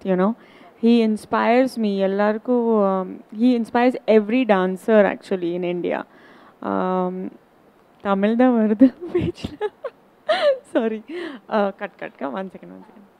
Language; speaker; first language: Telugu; non-native, learner; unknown